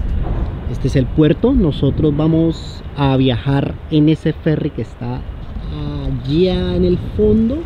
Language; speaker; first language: Spanish; native; Spanish